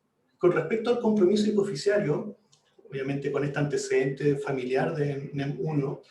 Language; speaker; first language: Spanish; native; Spanish